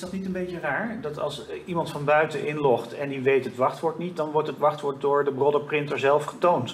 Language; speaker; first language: Dutch; native; Dutch